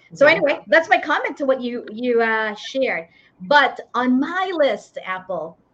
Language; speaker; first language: English; non-native, local second language; Iloko